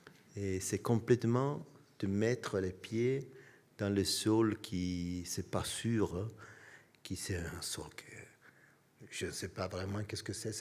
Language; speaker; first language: French; non-native, fluent; Italian